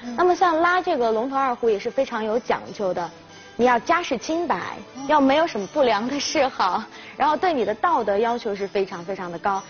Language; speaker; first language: Chinese; native; Chinese